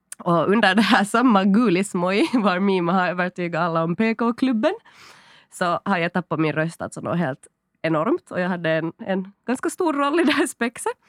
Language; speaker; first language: Swedish; native; Swedish